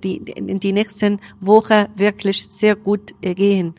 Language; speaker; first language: German; non-native, learner; Arabic